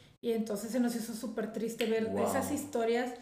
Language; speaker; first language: Spanish; native; Spanish